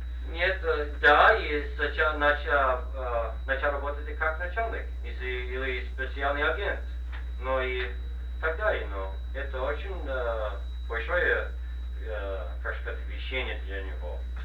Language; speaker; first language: Russian; non-native, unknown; English